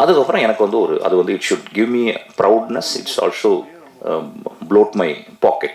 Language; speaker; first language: Tamil; native; Tamil